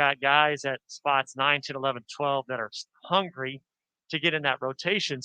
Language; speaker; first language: English; native; English